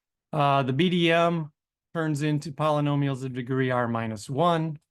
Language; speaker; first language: English; native; English